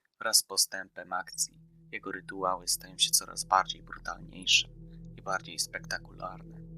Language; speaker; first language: Polish; native; Polish